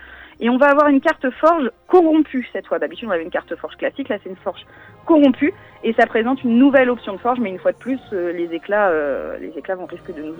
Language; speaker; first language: French; native; French